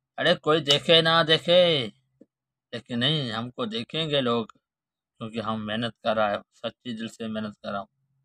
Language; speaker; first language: Urdu; non-native, local second language; Sindhi